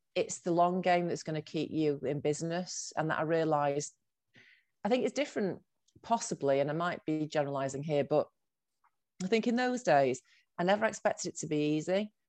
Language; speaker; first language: English; native; English